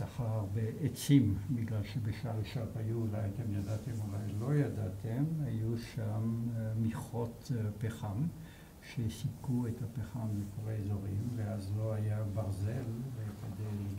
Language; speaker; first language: Hebrew; non-native, fluent; Hungarian